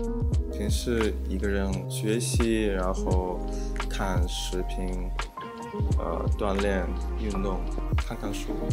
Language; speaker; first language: Chinese; non-native, fluent; Russian